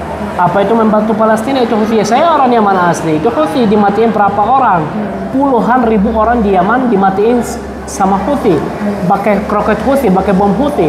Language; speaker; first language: Indonesian; non-native, fluent; Arabic